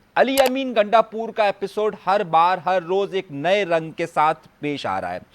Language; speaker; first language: Urdu; native; Urdu